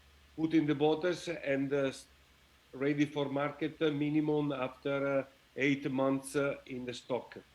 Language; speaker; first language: English; non-native, learner; Italian